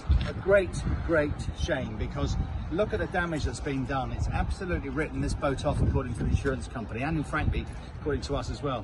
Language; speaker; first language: English; native; English